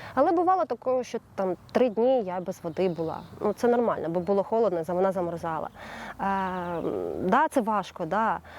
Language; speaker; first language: Ukrainian; native; Ukrainian